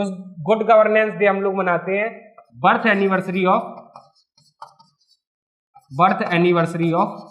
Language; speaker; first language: Hindi; native; Hindi